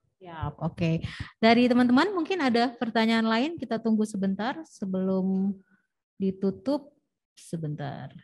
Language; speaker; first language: Indonesian; native; Indonesian